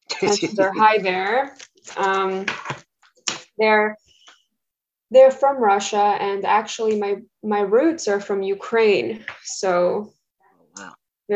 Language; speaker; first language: English; early bilingual, other home language; Russian